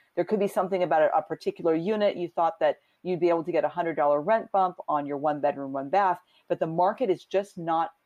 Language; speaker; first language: English; native; English